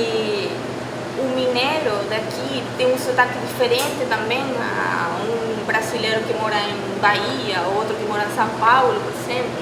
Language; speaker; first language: Portuguese; non-native, fluent; Spanish